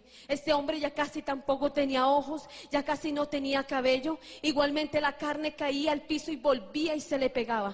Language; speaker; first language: Spanish; native; Spanish